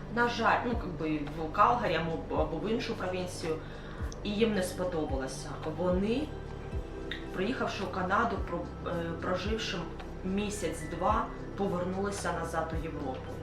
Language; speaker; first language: Ukrainian; non-native, local second language; Russian